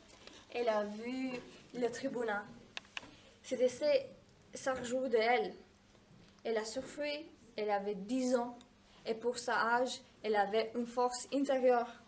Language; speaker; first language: French; non-native, learner; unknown